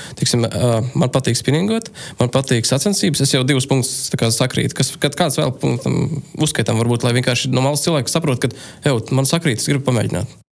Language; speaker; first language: Latvian; non-native, local second language; Russian